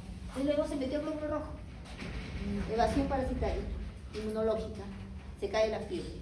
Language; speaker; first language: Spanish; native; Spanish